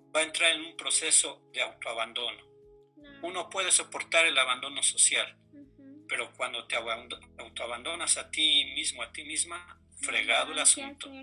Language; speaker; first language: Spanish; native; Spanish